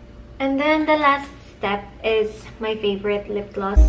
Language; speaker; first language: English; non-native, local second language; Filipino